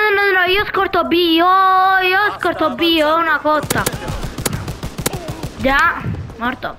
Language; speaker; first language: Italian; native; Italian